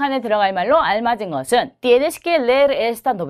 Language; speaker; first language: Spanish; non-native, fluent; Korean